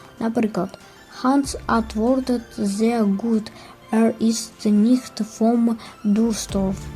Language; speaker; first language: German; non-native, learner; Ukrainian